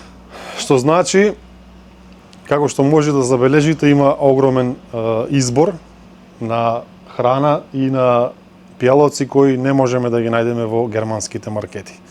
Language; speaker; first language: Macedonian; native; Macedonian